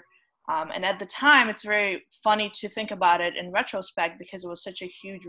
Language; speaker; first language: English; non-native, fluent; Romanian